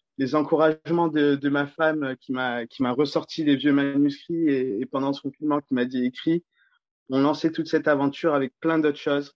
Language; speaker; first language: French; native; French